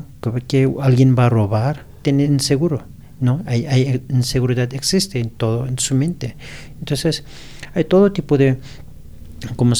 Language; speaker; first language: Spanish; non-native, learner; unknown